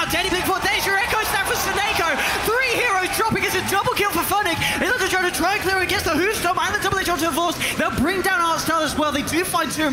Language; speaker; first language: English; native; English